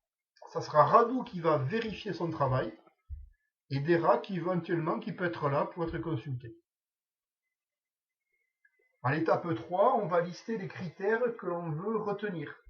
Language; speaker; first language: French; native; French